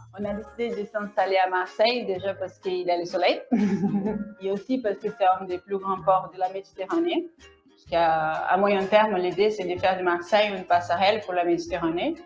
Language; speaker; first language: French; non-native, fluent; Portuguese